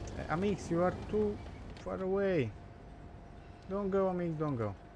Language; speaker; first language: English; non-native, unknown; Italian